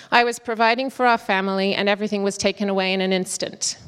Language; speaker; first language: English; native; English